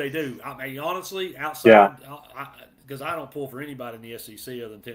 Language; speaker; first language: English; native; English